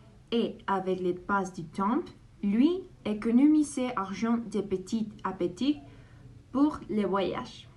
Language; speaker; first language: French; non-native, learner; Spanish